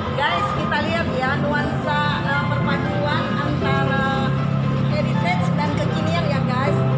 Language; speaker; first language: Indonesian; native; Indonesian